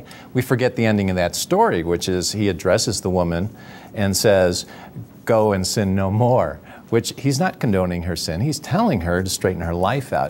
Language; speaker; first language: English; native; English